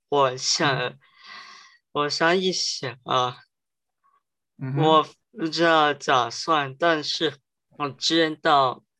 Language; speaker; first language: Chinese; early bilingual, heritage; Chinese